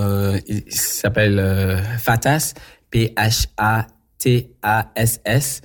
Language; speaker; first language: French; non-native, local second language; English